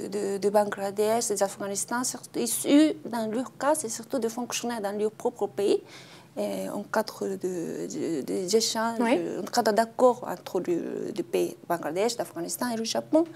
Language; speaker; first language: French; non-native, fluent; Japanese